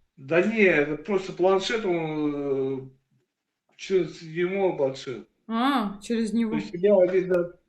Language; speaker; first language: Russian; native; Russian